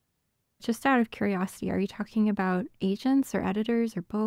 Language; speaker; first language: English; native; English